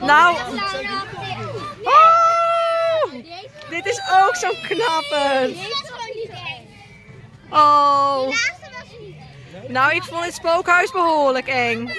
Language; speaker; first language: Dutch; native; Dutch